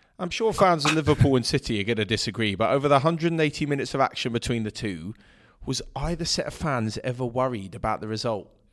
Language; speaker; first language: English; native; English